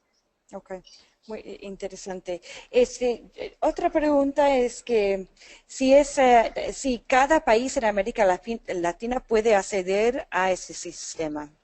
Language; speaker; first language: Spanish; non-native, fluent; English